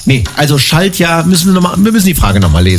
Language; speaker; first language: German; native; German